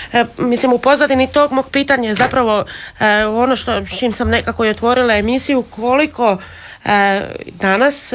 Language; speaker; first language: Serbian; native; Serbian